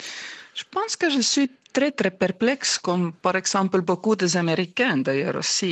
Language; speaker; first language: French; non-native, fluent; Estonian